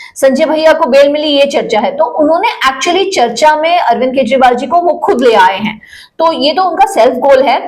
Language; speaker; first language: Hindi; non-native, local second language; Marathi